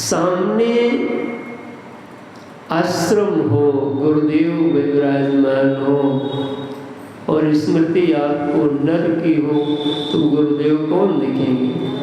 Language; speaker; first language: Hindi; native; Hindi